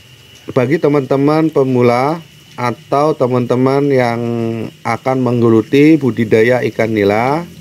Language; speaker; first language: Indonesian; native; Indonesian